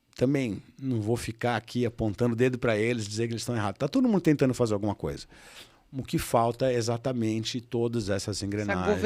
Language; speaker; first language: Portuguese; native; Portuguese